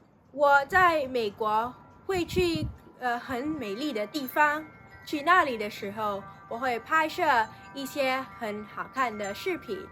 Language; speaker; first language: Chinese; non-native, fluent; Sinhala